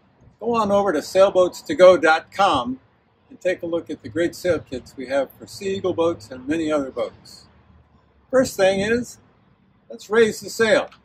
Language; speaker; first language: English; native; English